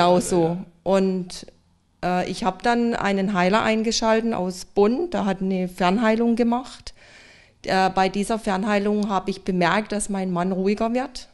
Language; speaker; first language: German; native; German